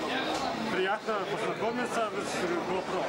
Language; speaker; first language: Russian; non-native, learner; Lithuanian